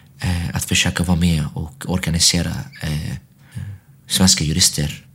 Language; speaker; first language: Swedish; early bilingual, other home language; Arabic